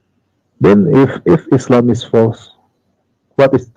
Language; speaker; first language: English; non-native, learner; Indonesian